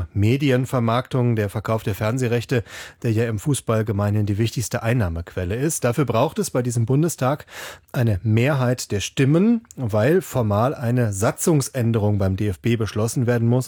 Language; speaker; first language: German; native; German